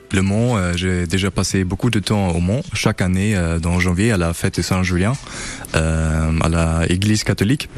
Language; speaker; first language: French; non-native, learner; German